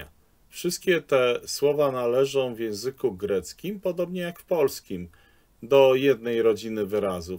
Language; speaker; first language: Polish; native; Polish